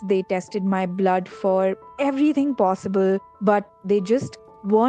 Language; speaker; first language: English; non-native, local second language; Hindi